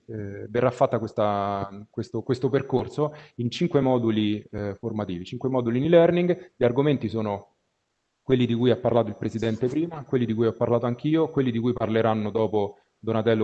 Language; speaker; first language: Italian; native; Italian